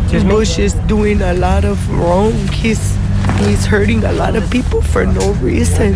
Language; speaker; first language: English; early bilingual, other home language; Spanish